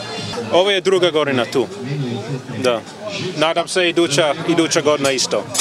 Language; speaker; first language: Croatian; non-native, learner; English